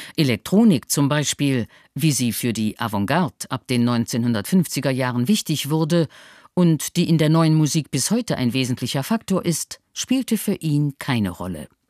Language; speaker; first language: German; native; German